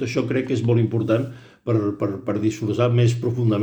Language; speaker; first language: Catalan; native; Catalan